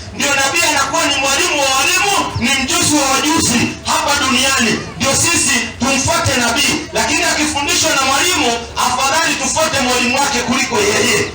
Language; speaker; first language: Swahili; non-native, local second language; Kikuyu